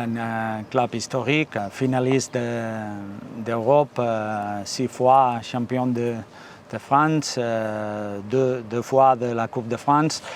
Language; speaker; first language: French; non-native, fluent; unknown